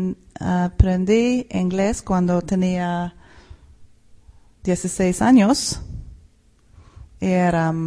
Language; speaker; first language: Spanish; non-native, fluent; Swedish